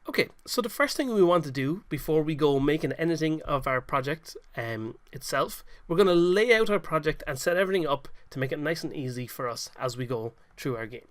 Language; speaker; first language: English; native; English